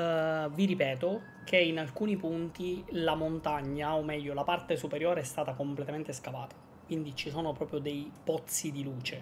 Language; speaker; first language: Italian; native; Italian